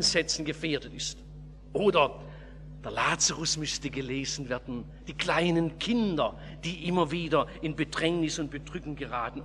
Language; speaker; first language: German; native; German